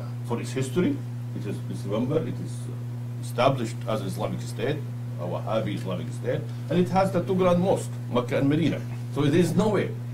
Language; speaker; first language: English; non-native, fluent; Arabic